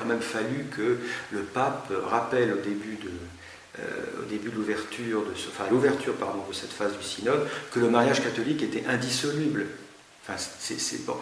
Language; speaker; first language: French; native; French